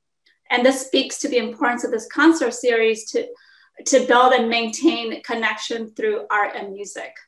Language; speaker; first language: English; early bilingual, other home language; Hmong